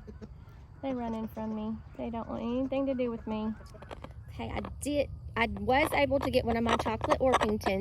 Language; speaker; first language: English; native; English